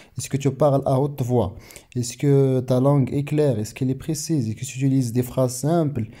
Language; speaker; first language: French; non-native, local second language; Arabic